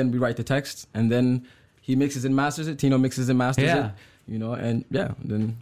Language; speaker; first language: English; native; English